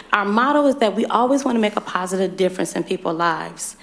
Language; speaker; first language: English; native; English